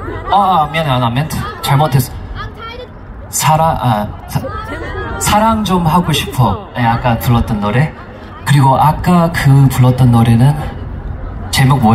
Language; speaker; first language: Korean; non-native, fluent; English